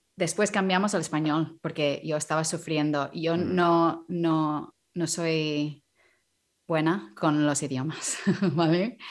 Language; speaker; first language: Spanish; non-native, fluent; English